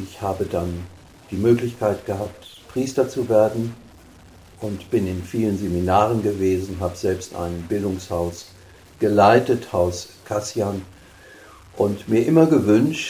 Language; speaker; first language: German; native; German